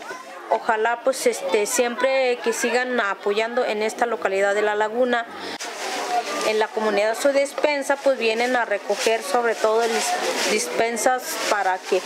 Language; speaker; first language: Spanish; non-native, local second language; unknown